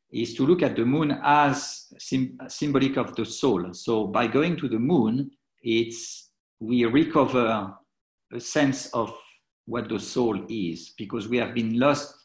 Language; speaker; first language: English; non-native, fluent; French